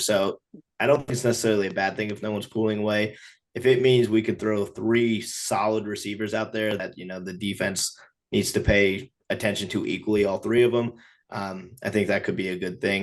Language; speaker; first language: English; native; English